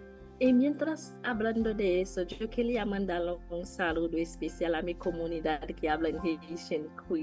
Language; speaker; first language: Spanish; non-native, learner; Haitian Creole